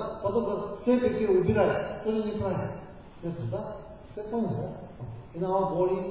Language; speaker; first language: Russian; non-native, learner; Tibetan